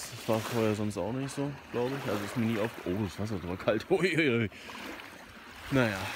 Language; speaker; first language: German; native; German